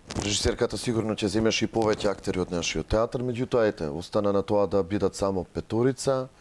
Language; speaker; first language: Macedonian; native; Macedonian